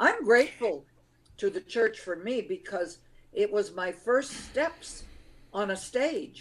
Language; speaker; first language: English; early bilingual, other home language; Lithuanian